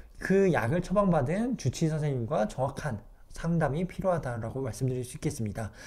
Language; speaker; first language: Korean; native; Korean